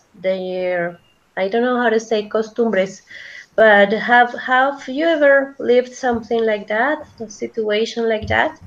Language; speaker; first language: English; non-native, fluent; Spanish